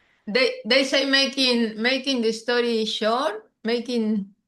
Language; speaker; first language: English; non-native, learner; Spanish